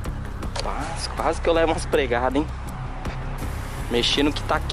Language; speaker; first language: Portuguese; native; Portuguese